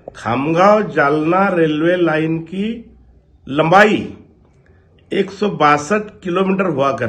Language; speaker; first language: Hindi; non-native, local second language; Marathi